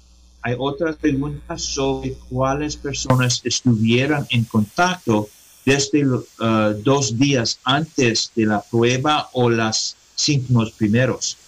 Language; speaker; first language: Spanish; non-native, learner; English